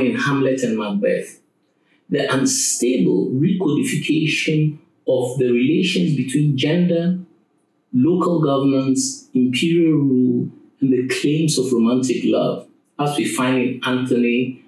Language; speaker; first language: English; non-native, local second language; Akan